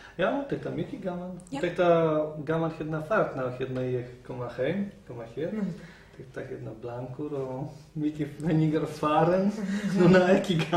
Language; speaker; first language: Icelandic; non-native, learner; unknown